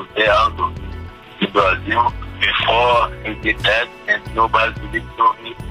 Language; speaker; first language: English; non-native, fluent; Portuguese